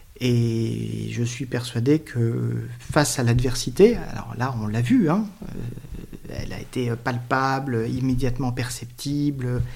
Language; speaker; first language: French; native; French